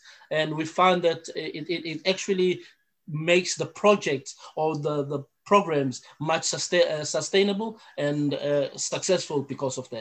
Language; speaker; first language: English; non-native, local second language; Zulu